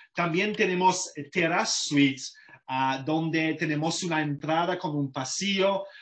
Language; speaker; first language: Spanish; non-native, fluent; English